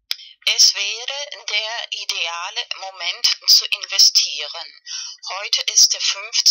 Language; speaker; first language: German; non-native, learner; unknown